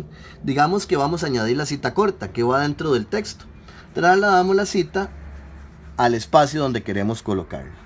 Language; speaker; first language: Spanish; native; Spanish